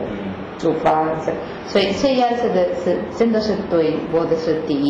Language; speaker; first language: Chinese; non-native, learner; Spanish